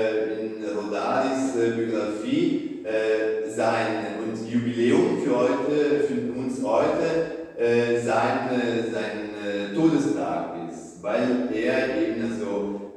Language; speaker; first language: German; non-native, fluent; Italian